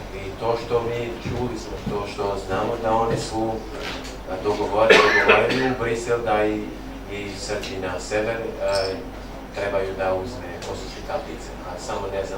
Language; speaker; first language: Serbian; non-native, local second language; Albanian